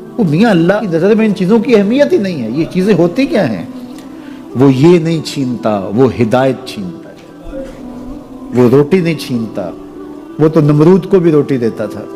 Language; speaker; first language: Urdu; non-native, local second language; Punjabi